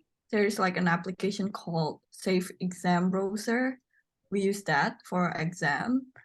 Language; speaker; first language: English; non-native, learner; Indonesian